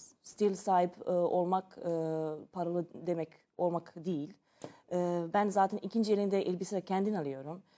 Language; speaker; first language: Turkish; non-native, learner; Serbian